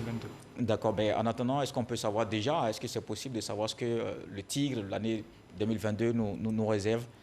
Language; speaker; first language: French; native; French